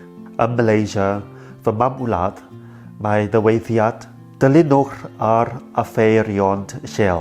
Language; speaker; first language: Welsh; non-native, learner; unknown